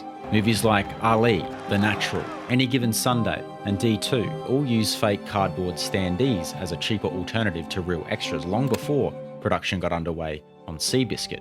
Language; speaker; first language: English; native; English